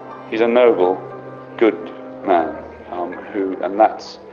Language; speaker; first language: English; native; English